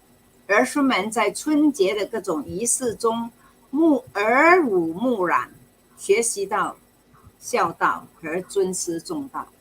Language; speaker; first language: Chinese; native; Chinese